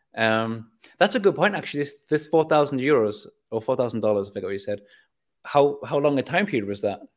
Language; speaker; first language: English; native; English